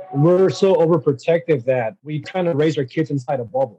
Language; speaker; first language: English; early bilingual, other home language; Spanish